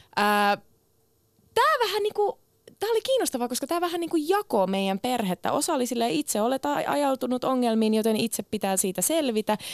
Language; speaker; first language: Finnish; early bilingual, other home language; Turkish